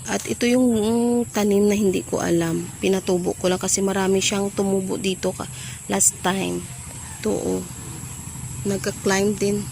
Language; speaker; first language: Filipino; native; Filipino